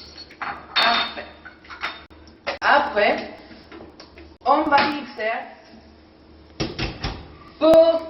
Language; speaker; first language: French; non-native, learner; Spanish